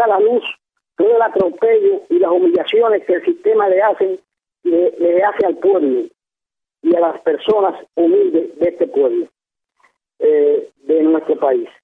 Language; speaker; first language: Spanish; native; Spanish